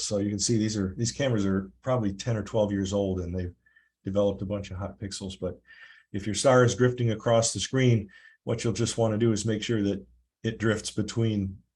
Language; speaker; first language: English; native; English